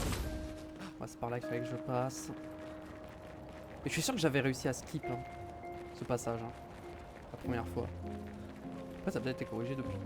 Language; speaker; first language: French; native; French